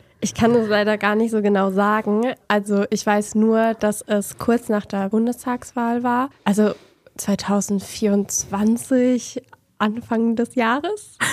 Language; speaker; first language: German; early bilingual, other home language; Portuguese